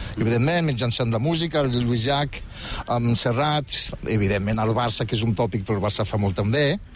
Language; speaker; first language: Catalan; non-native, fluent; Riffian